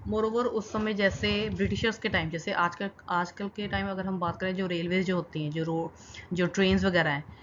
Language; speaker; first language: Hindi; non-native, local second language; Punjabi